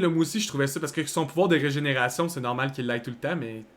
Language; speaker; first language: French; native; French